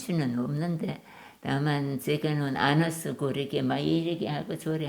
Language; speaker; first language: Korean; non-native, learner; German